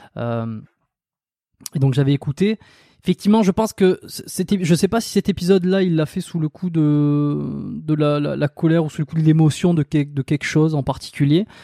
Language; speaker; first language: French; native; French